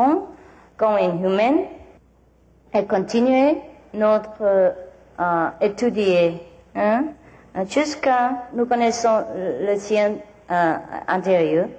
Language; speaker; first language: French; non-native, learner; Vietnamese